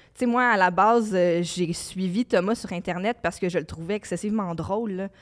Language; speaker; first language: French; native; French